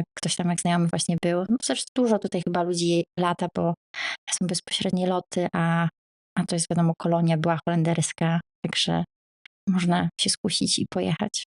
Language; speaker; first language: Polish; native; Polish